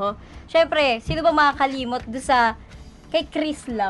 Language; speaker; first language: Filipino; native; Filipino